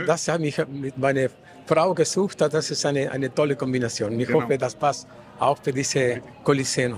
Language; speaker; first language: German; non-native, fluent; Spanish